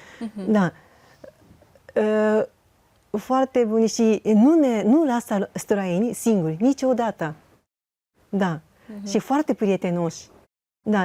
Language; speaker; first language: Romanian; non-native, learner; Japanese